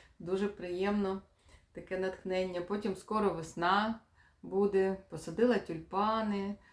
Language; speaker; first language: Ukrainian; native; Ukrainian